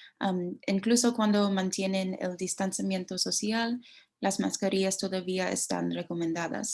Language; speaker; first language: Spanish; non-native, learner; English